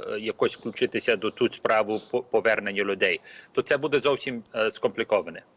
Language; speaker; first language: Ukrainian; early bilingual, heritage; Ukrainian